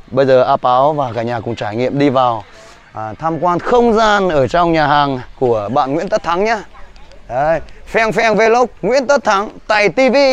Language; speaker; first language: Vietnamese; non-native, local second language; Hmong